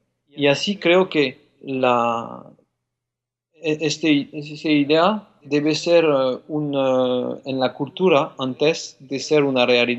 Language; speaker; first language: Spanish; non-native, fluent; French